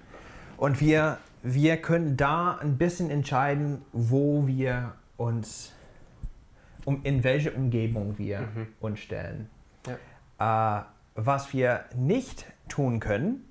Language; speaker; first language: German; non-native, fluent; English